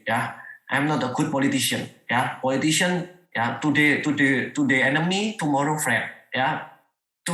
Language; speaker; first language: English; non-native, learner; Indonesian